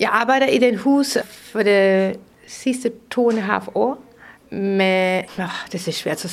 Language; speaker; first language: Danish; non-native, learner; German